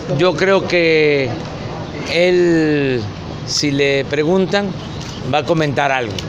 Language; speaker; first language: Spanish; native; Spanish